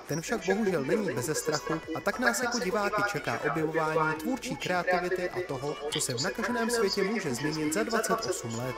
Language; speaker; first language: Czech; native; Czech